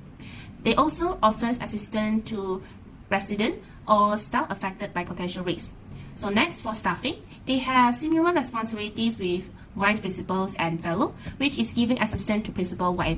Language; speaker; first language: English; non-native, local second language; Malay